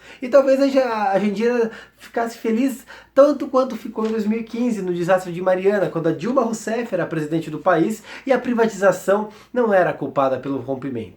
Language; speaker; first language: Portuguese; native; Portuguese